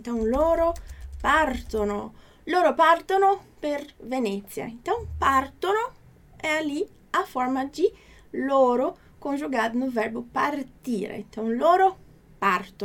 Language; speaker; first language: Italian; non-native, fluent; Portuguese